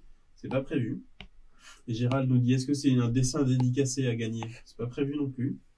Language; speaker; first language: French; native; French